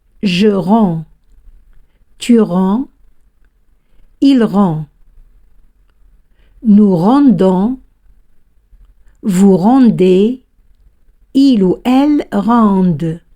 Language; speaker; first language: French; non-native, fluent; Spanish